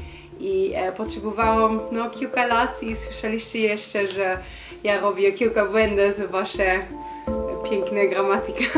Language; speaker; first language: Polish; non-native, learner; Dutch